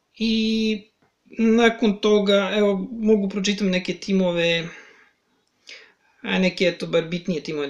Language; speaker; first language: Serbian; native; Serbian